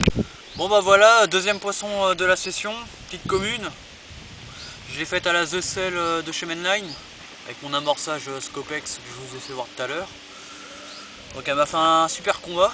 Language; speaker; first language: French; native; French